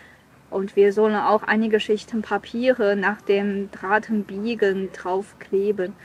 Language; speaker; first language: German; non-native, learner; Chinese